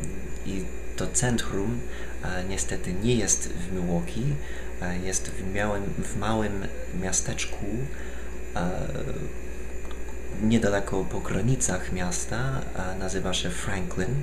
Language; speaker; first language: Polish; non-native, fluent; English